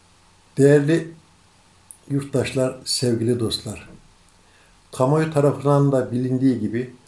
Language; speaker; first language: Turkish; native; Turkish